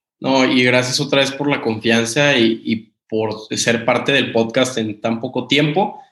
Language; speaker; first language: Spanish; native; Spanish